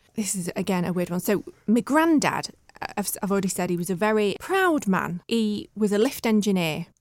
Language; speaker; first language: English; native; English